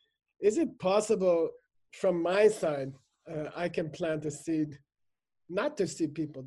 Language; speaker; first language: English; native; English